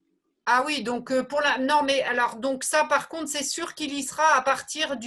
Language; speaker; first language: French; native; French